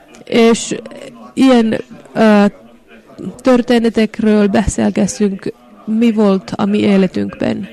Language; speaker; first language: Hungarian; non-native, fluent; Finnish